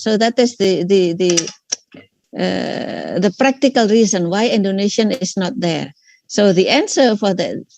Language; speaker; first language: English; non-native, fluent; Indonesian